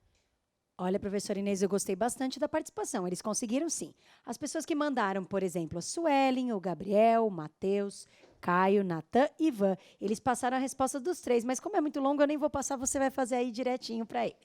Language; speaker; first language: Portuguese; native; Portuguese